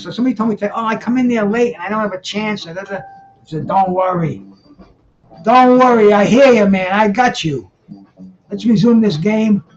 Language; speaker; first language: English; native; English